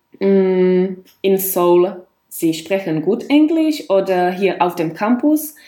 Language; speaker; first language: German; non-native, fluent; Czech